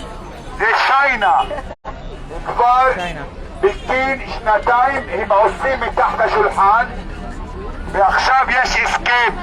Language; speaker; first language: Hebrew; non-native, local second language; Arabic